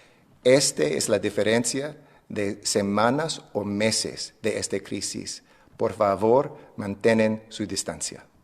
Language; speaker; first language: Spanish; non-native, fluent; English